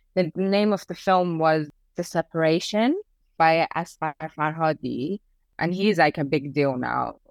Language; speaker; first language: English; early bilingual, other home language; Persian